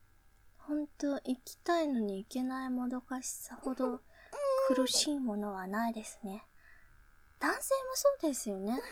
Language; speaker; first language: Japanese; native; Japanese